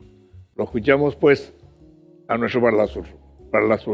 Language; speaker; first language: Spanish; native; Spanish